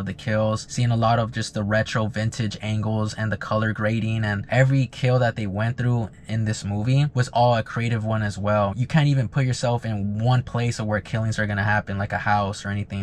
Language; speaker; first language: English; native; English